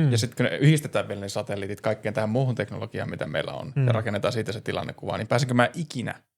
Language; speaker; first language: Finnish; native; Finnish